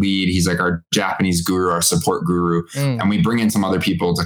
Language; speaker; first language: English; native; English